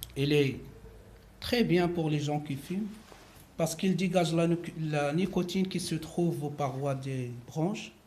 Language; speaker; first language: French; non-native, local second language; Arabic